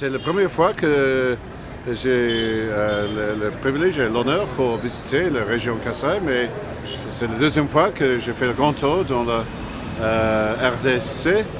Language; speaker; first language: French; non-native, learner; English